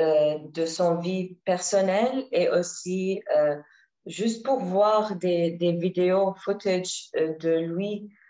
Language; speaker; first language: French; non-native, learner; Arabic